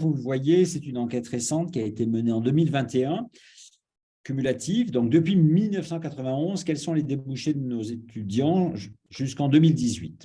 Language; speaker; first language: French; native; French